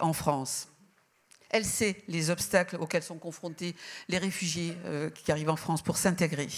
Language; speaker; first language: French; native; French